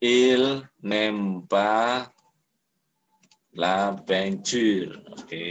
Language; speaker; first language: French; non-native, fluent; Indonesian